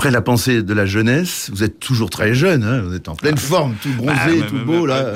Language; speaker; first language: French; native; French